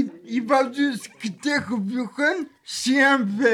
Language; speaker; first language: French; early bilingual, other home language; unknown